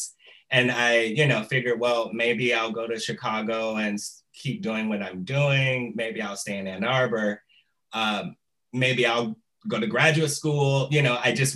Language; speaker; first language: English; native; English